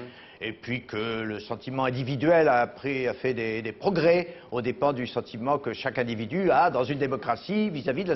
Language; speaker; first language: French; native; French